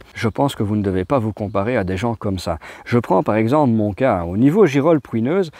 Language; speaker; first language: French; native; French